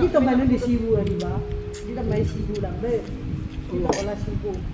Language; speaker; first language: Filipino; non-native, learner; Chinese